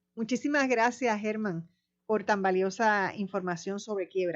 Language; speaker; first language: Spanish; native; Spanish